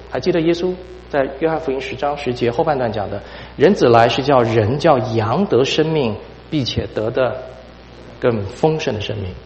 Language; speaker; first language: Chinese; native; Chinese